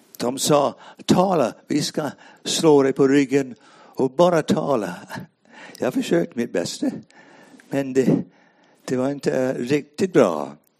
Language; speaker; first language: Swedish; non-native, fluent; English